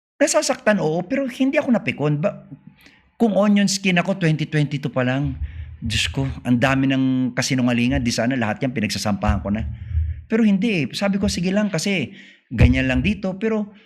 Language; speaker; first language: Filipino; native; Filipino